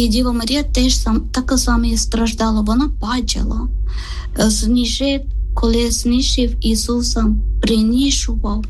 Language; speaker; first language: Ukrainian; non-native, learner; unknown